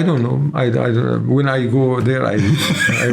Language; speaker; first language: English; non-native, learner; Arabic